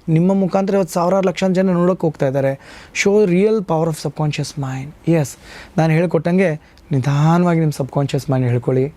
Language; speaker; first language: Kannada; native; Kannada